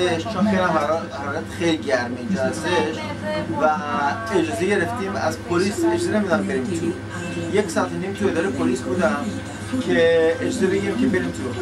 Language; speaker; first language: Persian; native; Persian